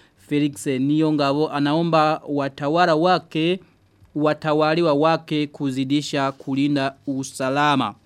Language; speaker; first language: Swahili; non-native, local second language; Rundi